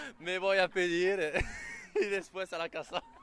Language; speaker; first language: Spanish; non-native, learner; French